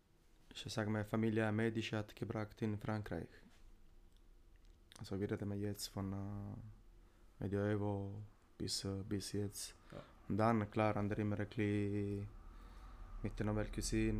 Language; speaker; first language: German; non-native, learner; Italian